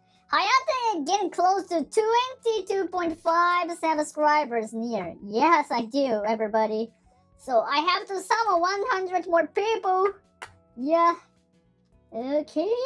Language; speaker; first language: English; non-native, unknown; Japanese